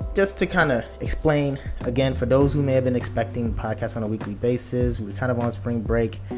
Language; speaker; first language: English; early bilingual, other home language; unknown